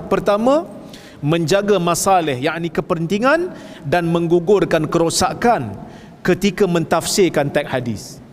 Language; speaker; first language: Malay; native; Malay